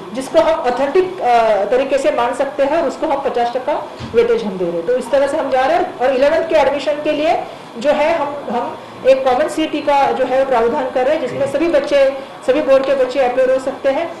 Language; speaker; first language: Hindi; non-native, local second language; Marathi